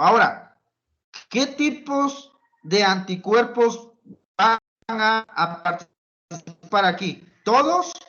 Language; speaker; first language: Spanish; native; Spanish